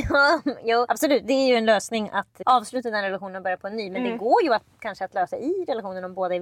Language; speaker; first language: Swedish; native; Swedish